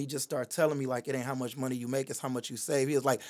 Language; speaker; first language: English; native; English